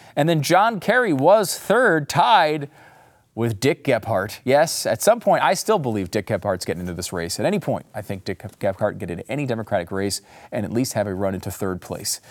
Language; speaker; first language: English; native; English